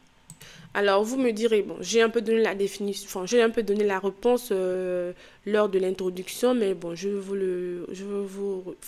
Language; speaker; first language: French; native; French